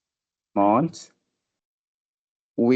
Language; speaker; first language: English; non-native, learner; Spanish